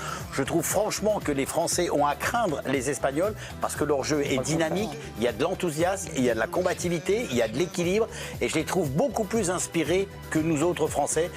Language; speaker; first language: French; native; French